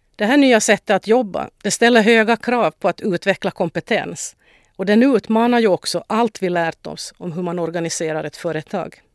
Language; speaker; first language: Swedish; native; Swedish